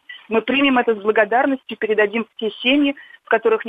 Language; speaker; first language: Russian; native; Russian